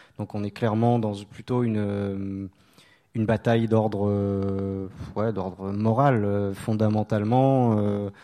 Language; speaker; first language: French; non-native, fluent; English